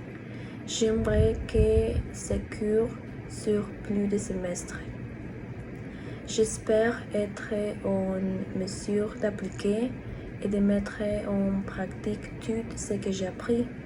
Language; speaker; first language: French; non-native, learner; Spanish